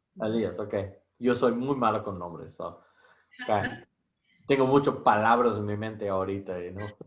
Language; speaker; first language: Spanish; non-native, learner; English